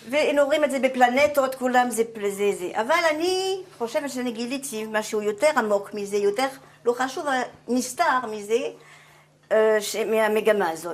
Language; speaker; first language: Hebrew; non-native, fluent; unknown